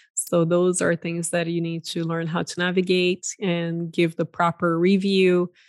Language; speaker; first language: English; non-native, fluent; Portuguese